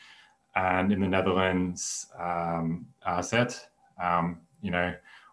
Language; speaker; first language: English; native; English